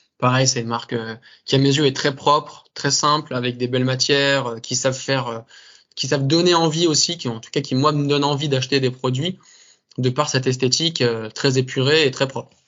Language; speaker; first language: French; native; French